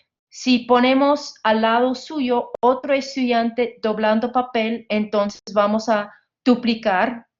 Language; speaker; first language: Spanish; non-native, fluent; English